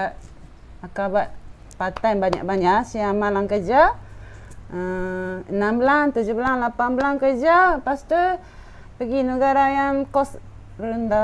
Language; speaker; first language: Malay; non-native, fluent; Japanese